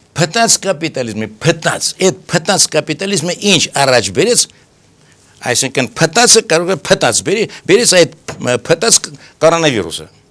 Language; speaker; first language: Armenian; native; Armenian